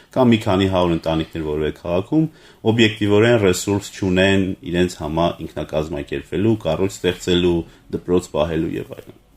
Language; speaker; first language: Armenian; native; Armenian